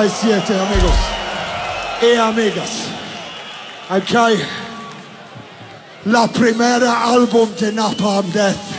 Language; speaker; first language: Spanish; non-native, learner; English